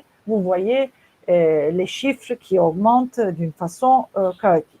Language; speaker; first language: French; non-native, fluent; Turkish